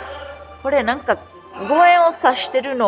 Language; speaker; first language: Japanese; non-native, fluent; English